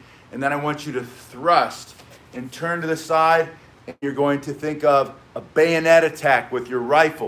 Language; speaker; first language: English; native; English